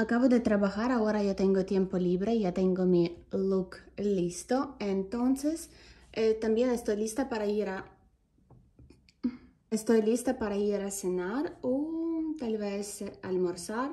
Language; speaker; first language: Spanish; non-native, learner; Ukrainian